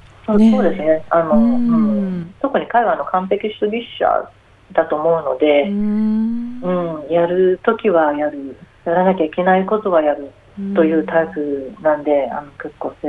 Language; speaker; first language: Japanese; native; Japanese